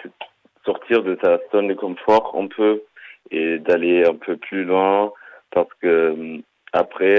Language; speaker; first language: French; non-native, fluent; German